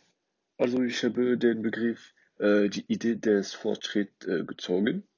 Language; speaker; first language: German; non-native, learner; French